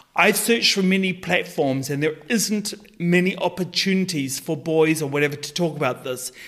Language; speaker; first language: English; native; English